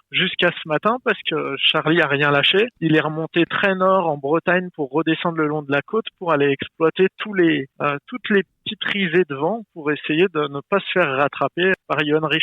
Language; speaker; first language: French; native; French